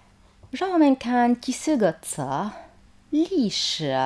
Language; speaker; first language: Chinese; non-native, fluent; Arabic